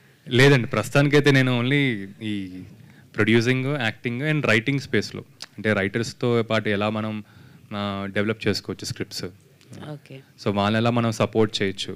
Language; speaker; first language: Telugu; native; Telugu